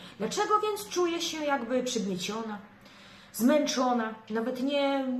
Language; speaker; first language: Polish; native; Polish